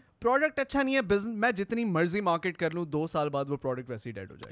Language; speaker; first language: Hindi; native; Hindi